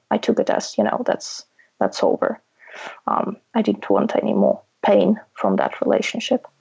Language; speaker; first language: English; non-native, fluent; Russian